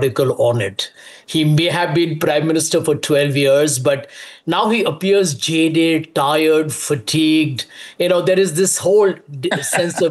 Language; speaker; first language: English; non-native, local second language; Hindi